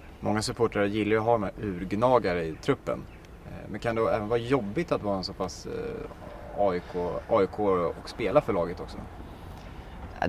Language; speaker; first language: Swedish; native; Swedish